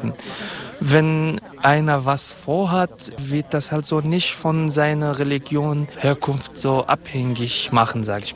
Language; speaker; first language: German; non-native, fluent; Kurdish